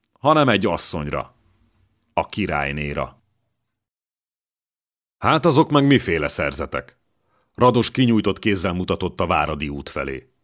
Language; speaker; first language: Hungarian; native; Hungarian